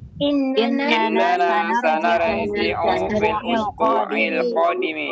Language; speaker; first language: Arabic; non-native, learner; Indonesian